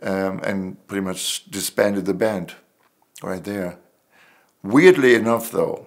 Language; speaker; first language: English; non-native, fluent; German